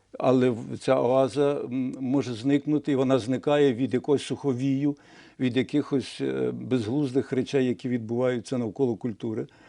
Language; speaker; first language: Ukrainian; non-native, local second language; Russian